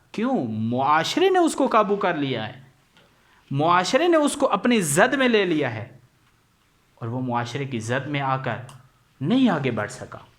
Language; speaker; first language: Urdu; non-native, local second language; Punjabi